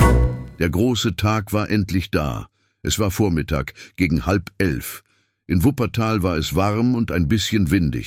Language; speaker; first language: German; native; German